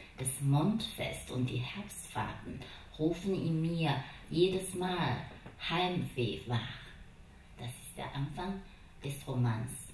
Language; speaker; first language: German; non-native, fluent; Chinese